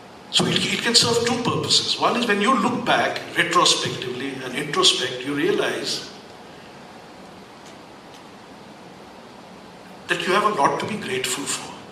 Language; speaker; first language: English; non-native, local second language; Hindi